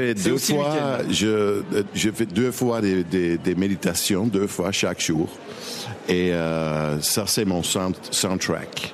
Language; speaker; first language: French; non-native, local second language; Dutch